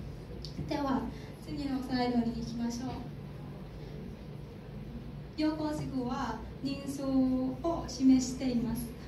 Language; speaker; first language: Japanese; non-native, learner; Thai